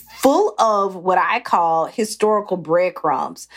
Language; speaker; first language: English; native; English